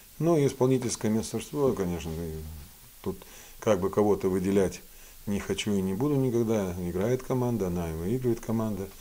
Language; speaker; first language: Russian; native; Russian